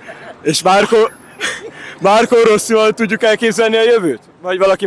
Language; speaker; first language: Hungarian; native; Hungarian